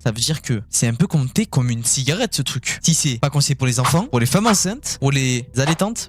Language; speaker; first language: French; native; French